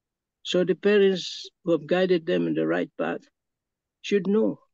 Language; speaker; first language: English; non-native, local second language; Filipino